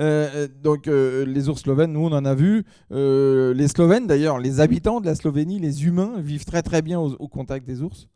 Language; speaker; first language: French; native; French